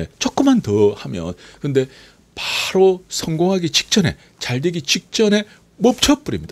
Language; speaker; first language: Korean; native; Korean